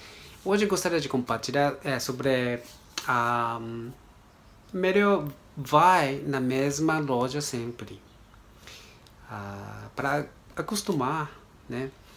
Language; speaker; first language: Portuguese; non-native, learner; Japanese